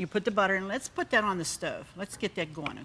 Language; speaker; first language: English; native; English